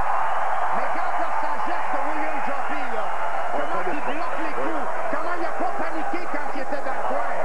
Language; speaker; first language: French; native; French